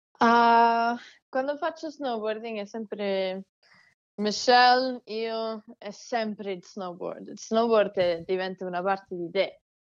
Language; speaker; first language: Italian; early bilingual, heritage; Italian